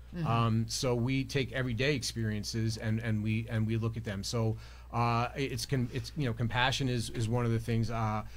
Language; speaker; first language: English; native; English